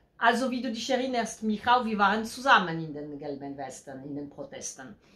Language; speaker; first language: German; non-native, fluent; Polish